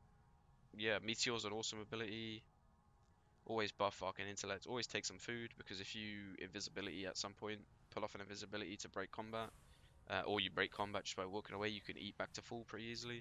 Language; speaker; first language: English; native; English